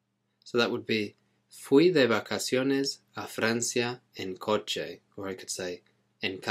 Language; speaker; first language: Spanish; non-native, fluent; English